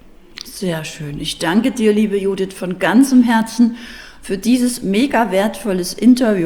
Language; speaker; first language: German; native; German